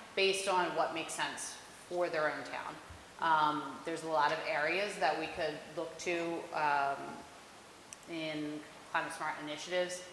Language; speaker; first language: English; native; English